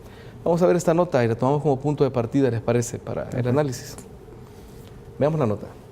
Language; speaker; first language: Spanish; native; Spanish